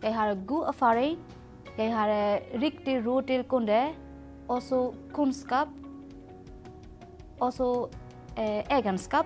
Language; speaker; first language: Norwegian; non-native, learner; Burmese